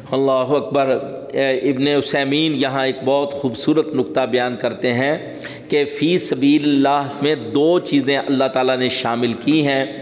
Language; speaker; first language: Urdu; native; Urdu